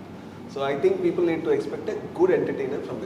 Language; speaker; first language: Malayalam; non-native, learner; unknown